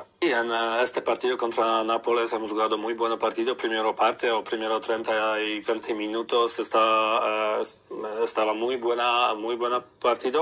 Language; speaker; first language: Spanish; non-native, learner; Polish